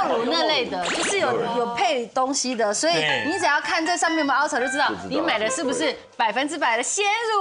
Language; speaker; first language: Chinese; native; Chinese